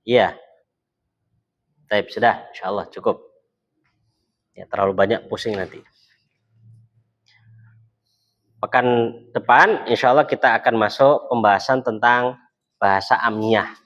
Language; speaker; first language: Indonesian; native; Indonesian